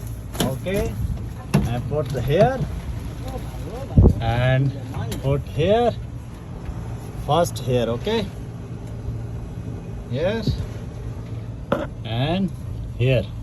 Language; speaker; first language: English; non-native, learner; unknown